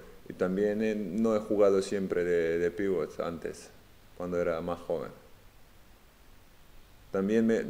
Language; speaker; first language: Spanish; non-native, fluent; Serbian